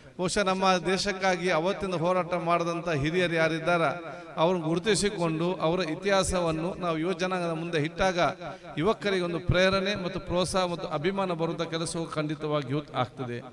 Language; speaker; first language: Kannada; non-native, local second language; Tulu